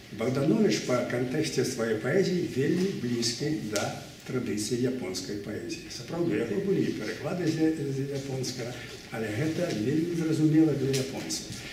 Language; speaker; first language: Belarusian; native; Belarusian